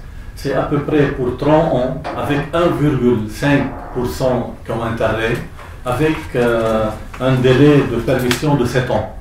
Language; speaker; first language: French; non-native, local second language; Arabic